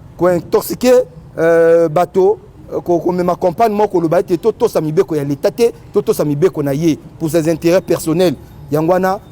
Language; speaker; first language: Lingala; native; Lingala